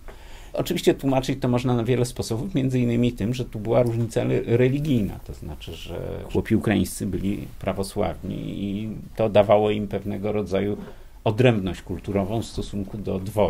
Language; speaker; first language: Polish; native; Polish